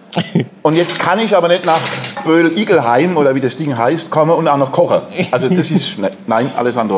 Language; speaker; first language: German; native; German